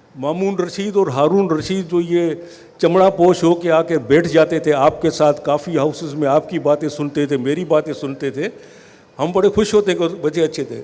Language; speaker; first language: Urdu; non-native, local second language; Sindhi